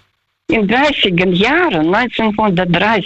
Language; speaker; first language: German; non-native, fluent; Russian